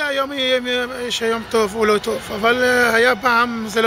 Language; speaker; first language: Hebrew; non-native, local second language; Arabic